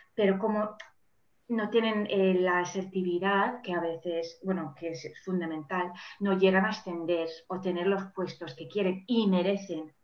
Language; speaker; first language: Spanish; non-native, fluent; English